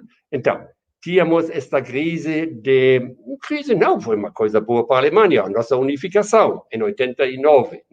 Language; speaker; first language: Portuguese; non-native, fluent; German